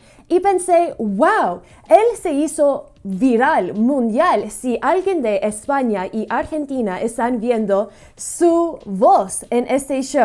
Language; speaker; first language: Spanish; non-native, fluent; English